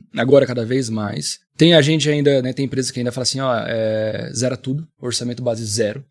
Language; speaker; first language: Portuguese; native; Portuguese